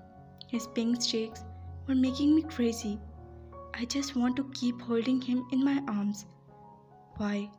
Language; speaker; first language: English; non-native, local second language; Urdu